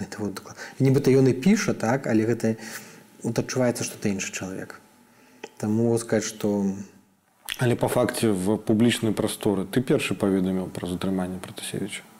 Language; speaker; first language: Belarusian; native; Belarusian